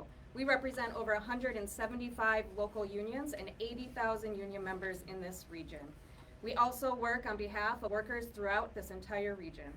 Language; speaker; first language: English; native; English